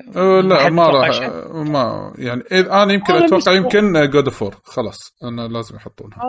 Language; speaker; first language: Arabic; native; Arabic